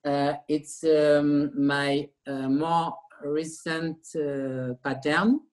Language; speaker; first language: English; non-native, learner; French